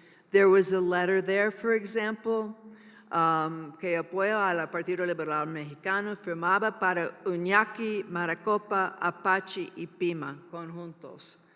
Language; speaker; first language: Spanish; non-native, learner; English